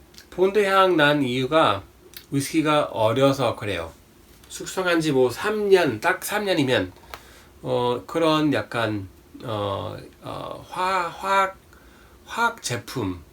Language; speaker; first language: Korean; non-native, fluent; English